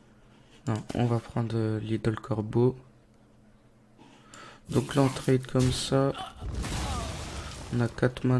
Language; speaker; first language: French; native; French